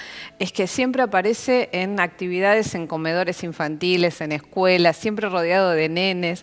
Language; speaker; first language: Spanish; native; Spanish